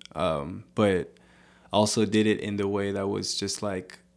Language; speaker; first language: English; non-native, fluent; French